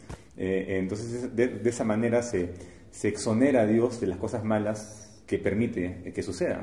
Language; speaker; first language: Spanish; native; Spanish